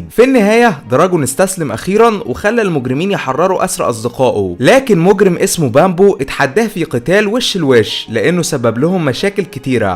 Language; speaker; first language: Arabic; native; Arabic